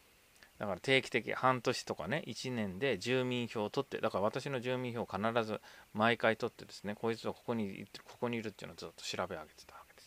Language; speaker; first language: Japanese; native; Japanese